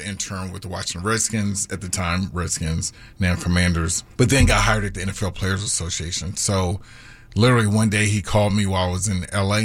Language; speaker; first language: English; native; English